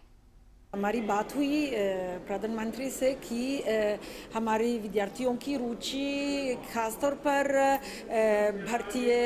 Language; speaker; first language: Hindi; non-native, fluent; Italian